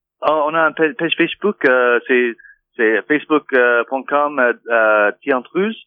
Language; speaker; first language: French; non-native, fluent; English